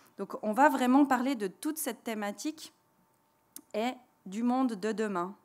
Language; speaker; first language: French; native; French